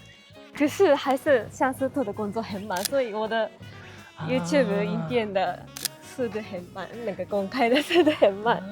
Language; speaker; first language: Chinese; non-native, fluent; Japanese